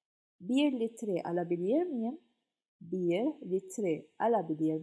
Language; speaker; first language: Turkish; non-native, fluent; Arabic